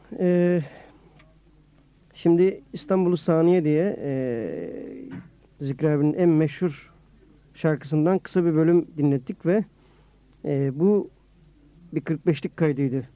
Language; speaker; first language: Turkish; native; Turkish